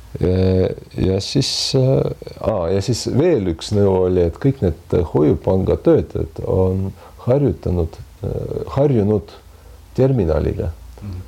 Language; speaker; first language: Estonian; non-native, local second language; Russian